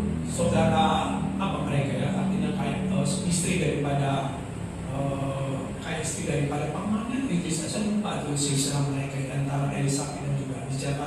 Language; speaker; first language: Indonesian; native; Indonesian